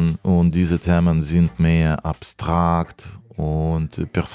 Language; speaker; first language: German; non-native, fluent; Russian